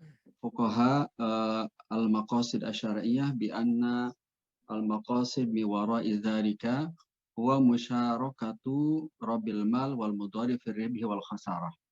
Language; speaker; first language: Arabic; non-native, fluent; Indonesian